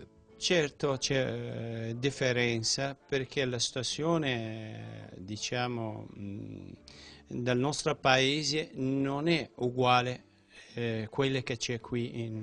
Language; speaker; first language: Italian; non-native, fluent; Central Kurdish